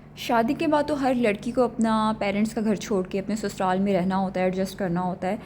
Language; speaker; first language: Urdu; native; Urdu